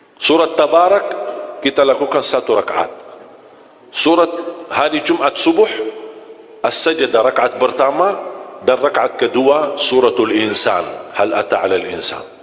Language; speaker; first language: Malay; non-native, fluent; Arabic